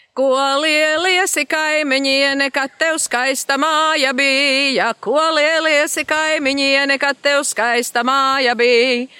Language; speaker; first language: Latvian; native; Latvian